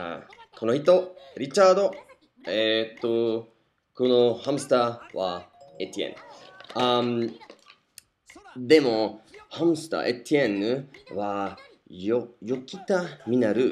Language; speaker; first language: Japanese; non-native, learner; English